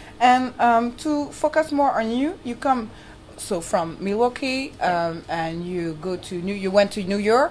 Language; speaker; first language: English; non-native, fluent; French